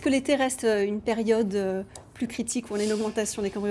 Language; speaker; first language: French; native; French